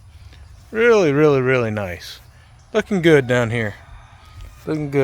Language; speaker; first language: English; native; English